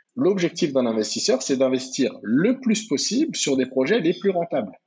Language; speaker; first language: French; native; French